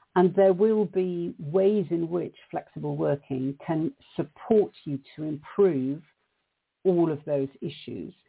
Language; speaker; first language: English; native; English